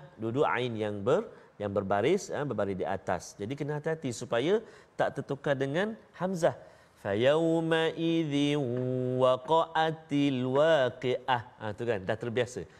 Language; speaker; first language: Malay; native; Malay